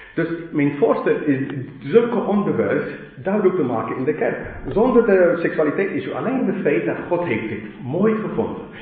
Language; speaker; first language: Dutch; non-native, fluent; English